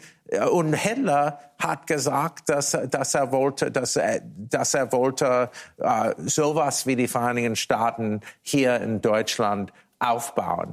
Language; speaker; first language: German; non-native, fluent; English